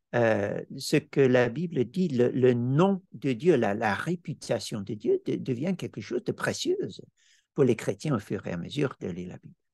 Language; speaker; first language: French; non-native, fluent; English